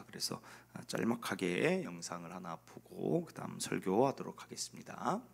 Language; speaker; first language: Korean; native; Korean